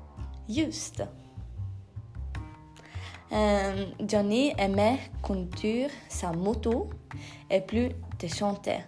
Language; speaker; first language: French; non-native, learner; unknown